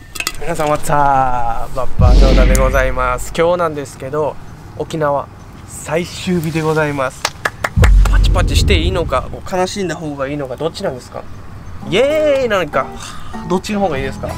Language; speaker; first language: Japanese; native; Japanese